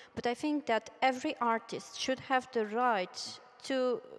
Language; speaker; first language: English; non-native, fluent; Polish